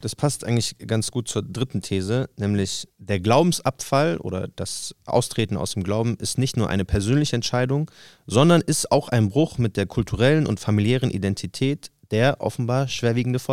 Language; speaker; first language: German; native; German